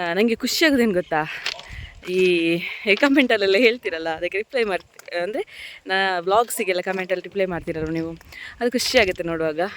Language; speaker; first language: Kannada; non-native, local second language; Tulu